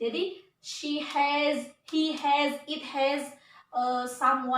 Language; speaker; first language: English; non-native, learner; Indonesian